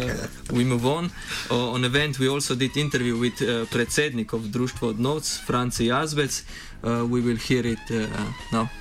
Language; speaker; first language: English; non-native, fluent; Slovenian